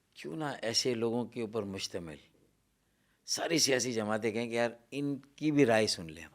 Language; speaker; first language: Urdu; native; Urdu